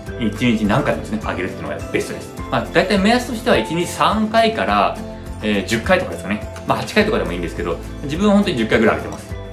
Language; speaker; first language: Japanese; early bilingual, heritage; Japanese